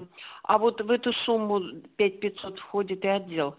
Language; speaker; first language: Russian; native; Russian